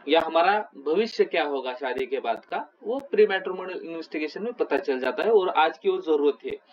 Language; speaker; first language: Hindi; non-native, local second language; Marathi